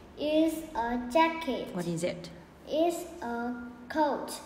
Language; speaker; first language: English; non-native, learner; Vietnamese